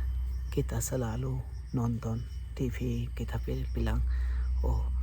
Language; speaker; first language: Indonesian; non-native, fluent; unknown